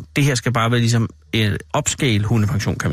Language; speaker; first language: Danish; native; Danish